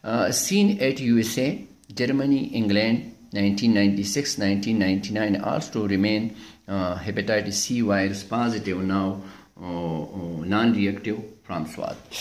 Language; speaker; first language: English; non-native, local second language; Pashto